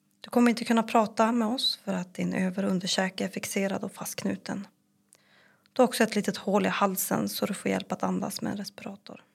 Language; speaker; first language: Swedish; native; Swedish